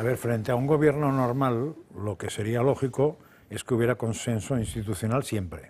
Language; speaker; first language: Spanish; native; Spanish